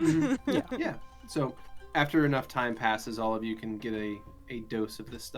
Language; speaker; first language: English; native; English